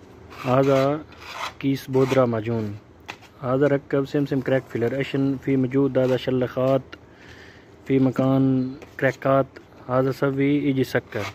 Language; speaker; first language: Arabic; non-native, learner; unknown